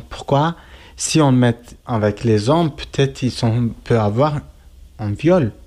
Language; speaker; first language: French; non-native, learner; Kurdish